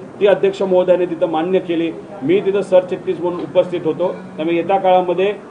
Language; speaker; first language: Marathi; native; Marathi